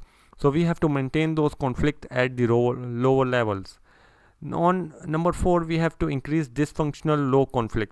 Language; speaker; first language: English; non-native, local second language; Urdu